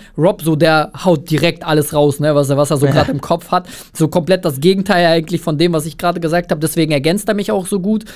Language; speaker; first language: German; early bilingual, other home language; Russian